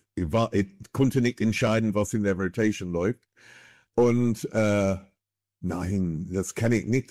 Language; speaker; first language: German; non-native, fluent; English